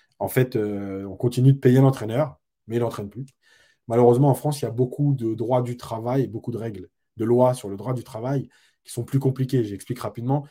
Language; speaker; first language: French; native; French